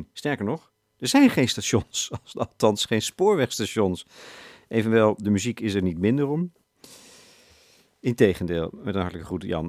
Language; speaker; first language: Dutch; native; Dutch